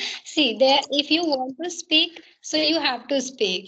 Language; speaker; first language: English; non-native, learner; Hindi